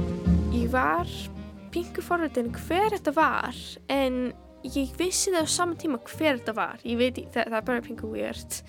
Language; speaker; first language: Icelandic; early bilingual, heritage; Icelandic